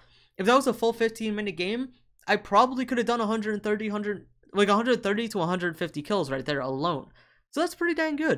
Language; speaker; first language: English; native; English